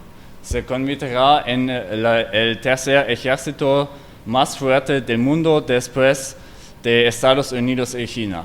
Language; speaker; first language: Spanish; non-native, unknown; German